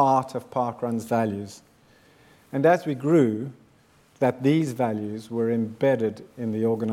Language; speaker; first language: English; native; English